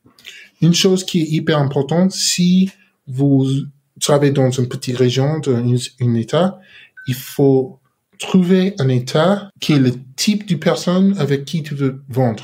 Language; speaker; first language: French; non-native, learner; English